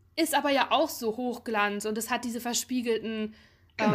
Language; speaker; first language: German; native; German